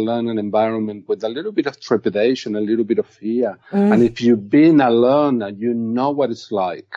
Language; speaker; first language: English; non-native, fluent; Spanish